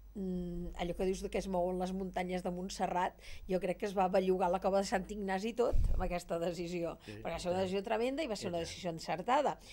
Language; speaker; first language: Catalan; native; Catalan